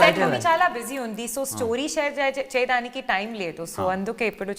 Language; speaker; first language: Telugu; non-native, learner; Punjabi